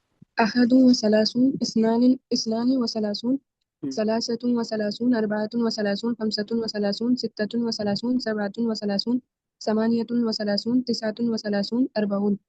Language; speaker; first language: Arabic; non-native, learner; Urdu